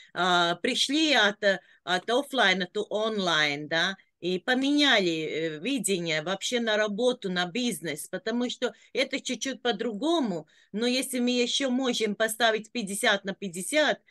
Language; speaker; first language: Russian; non-native, local second language; Latvian